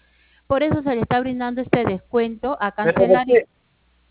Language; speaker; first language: Spanish; native; Spanish